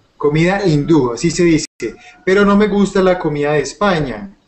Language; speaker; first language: Spanish; native; Spanish